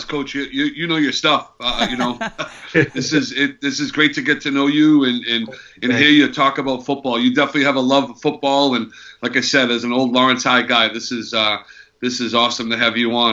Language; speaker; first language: English; native; English